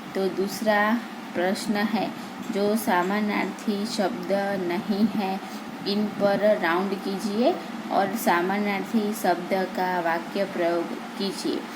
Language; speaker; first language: Hindi; non-native, local second language; Gujarati